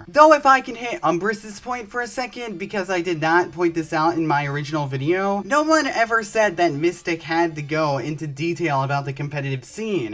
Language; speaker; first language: English; native; English